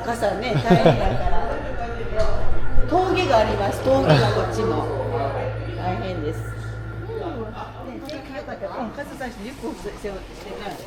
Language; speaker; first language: Japanese; native; Japanese